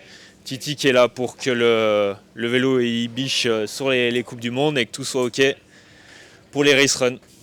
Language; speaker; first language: French; native; French